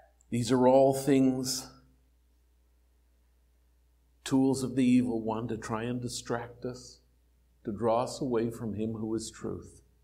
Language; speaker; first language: English; native; English